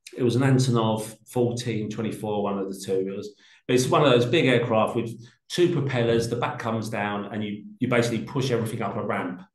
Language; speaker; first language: English; native; English